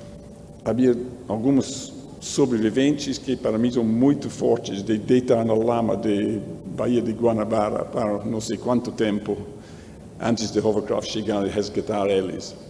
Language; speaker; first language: Portuguese; non-native, learner; English